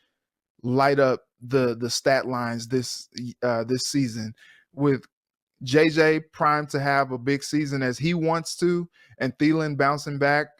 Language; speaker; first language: English; native; English